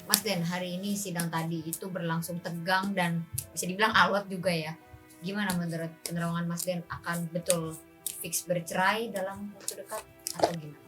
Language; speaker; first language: Indonesian; native; Indonesian